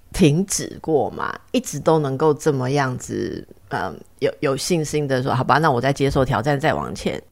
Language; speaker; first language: Chinese; native; Chinese